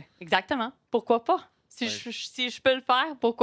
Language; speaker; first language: French; non-native, local second language; English